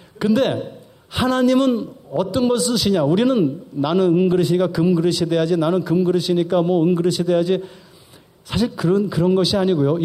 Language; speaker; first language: Korean; early bilingual, heritage; Korean